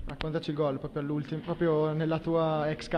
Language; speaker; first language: Italian; native; Italian